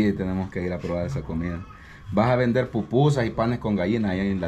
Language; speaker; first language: Spanish; native; Spanish